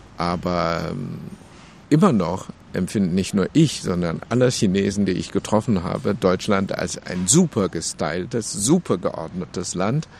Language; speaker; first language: German; non-native, fluent; Chinese